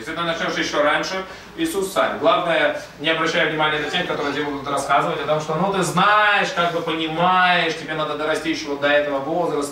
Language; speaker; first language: Russian; native; Russian